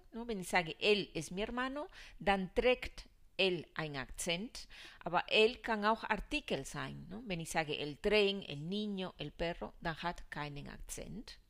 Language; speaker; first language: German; non-native, fluent; Spanish